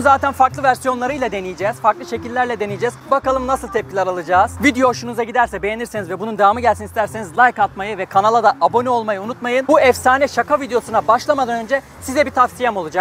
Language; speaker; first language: Turkish; native; Turkish